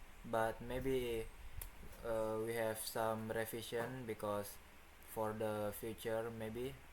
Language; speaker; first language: English; non-native, learner; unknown